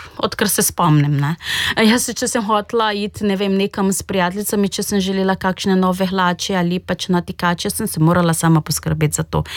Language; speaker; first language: Slovenian; non-native, fluent; Portuguese